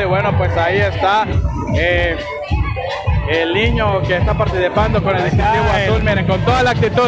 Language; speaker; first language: Spanish; native; Spanish